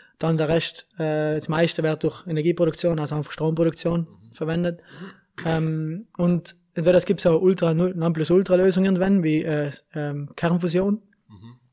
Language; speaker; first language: German; native; German